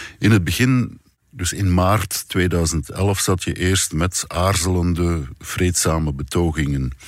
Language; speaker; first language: Dutch; native; Dutch